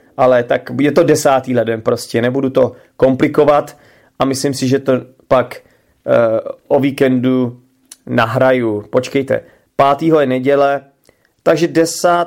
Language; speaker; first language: Czech; native; Czech